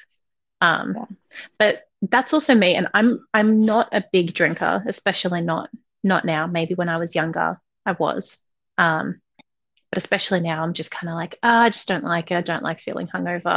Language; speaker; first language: English; native; English